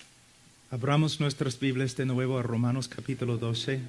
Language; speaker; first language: Spanish; non-native, fluent; English